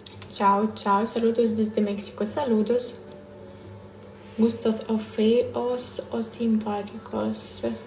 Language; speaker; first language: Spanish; non-native, learner; Russian